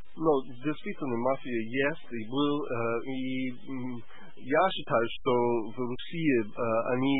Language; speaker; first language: Russian; non-native, learner; English